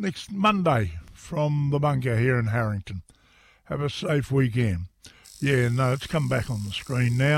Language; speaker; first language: English; native; English